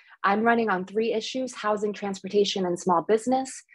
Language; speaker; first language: English; early bilingual, other home language; Spanish